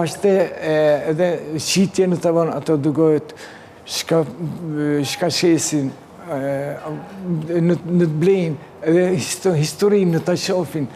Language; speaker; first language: Albanian; early bilingual, heritage; Turkish